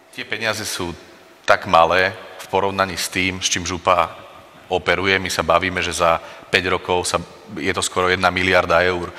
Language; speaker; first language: Slovak; native; Slovak